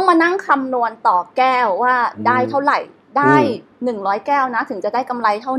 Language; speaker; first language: Thai; native; Thai